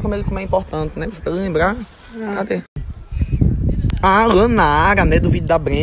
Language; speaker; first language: Portuguese; native; Portuguese